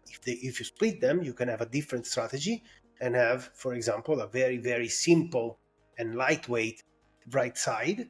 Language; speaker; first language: English; non-native, fluent; Italian